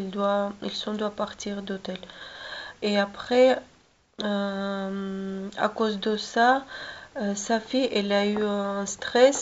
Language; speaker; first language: French; non-native, learner; Russian